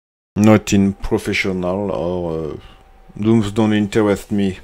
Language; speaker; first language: English; non-native, learner; French